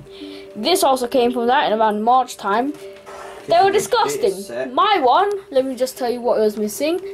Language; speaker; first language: English; native; English